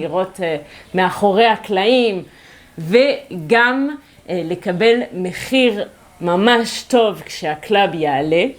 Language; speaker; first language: Hebrew; non-native, fluent; French